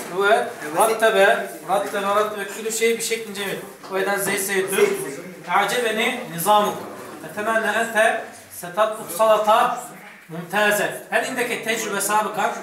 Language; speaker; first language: Arabic; non-native, fluent; Turkish